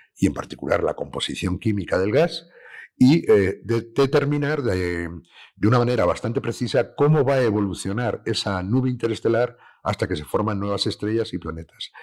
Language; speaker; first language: Spanish; native; Spanish